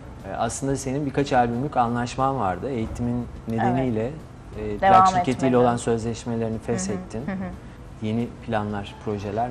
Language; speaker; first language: Turkish; native; Turkish